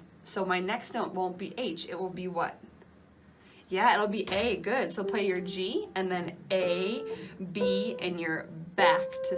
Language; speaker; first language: English; native; English